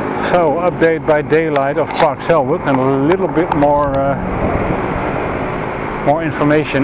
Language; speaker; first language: English; non-native, fluent; Dutch